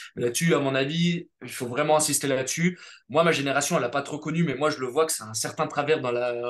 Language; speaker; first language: French; native; French